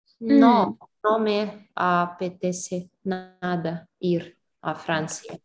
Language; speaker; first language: Spanish; non-native, learner; English